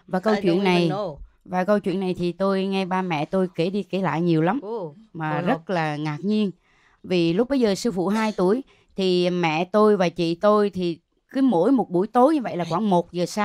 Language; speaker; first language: Vietnamese; native; Vietnamese